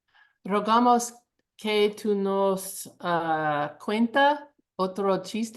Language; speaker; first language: Spanish; non-native, learner; English